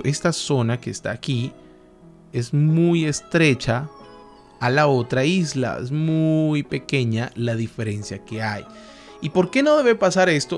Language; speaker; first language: Spanish; native; Spanish